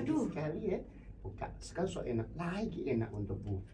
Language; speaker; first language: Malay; non-native, local second language; Cantonese